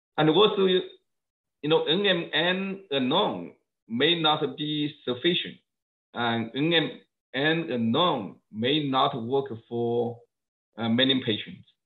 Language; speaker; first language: English; non-native, fluent; Chinese